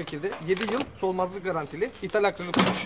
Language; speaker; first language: Turkish; native; Turkish